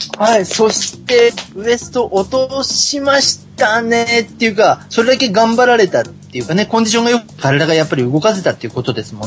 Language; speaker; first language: Japanese; native; Japanese